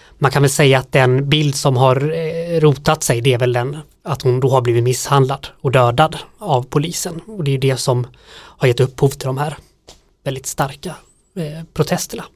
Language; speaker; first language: Swedish; native; Swedish